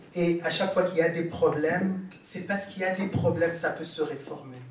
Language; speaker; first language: French; non-native, local second language; Swahili